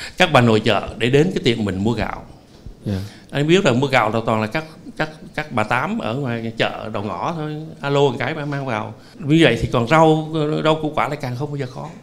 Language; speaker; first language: Vietnamese; native; Vietnamese